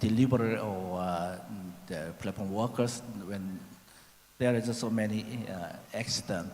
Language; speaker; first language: English; non-native, learner; Korean